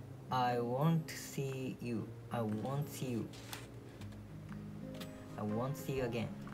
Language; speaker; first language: English; non-native, learner; Japanese